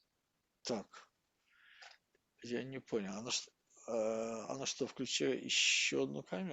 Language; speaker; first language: Russian; native; Russian